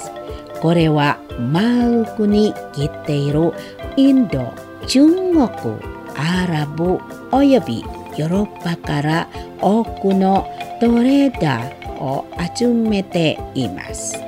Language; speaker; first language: Japanese; non-native, fluent; Indonesian